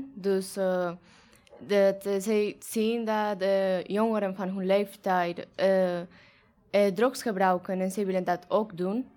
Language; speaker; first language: Dutch; non-native, learner; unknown